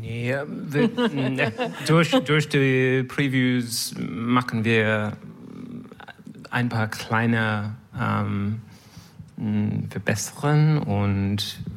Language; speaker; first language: German; non-native, learner; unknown